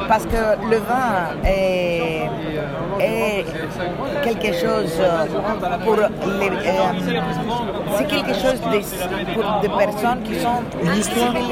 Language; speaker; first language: French; non-native, fluent; Greek